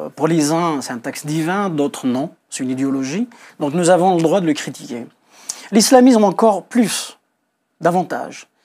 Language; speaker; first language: French; non-native, local second language; Kabyle